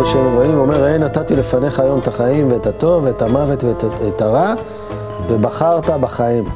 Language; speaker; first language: Hebrew; native; Hebrew